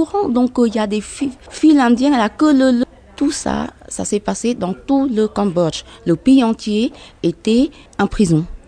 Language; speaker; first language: French; non-native, fluent; Khmer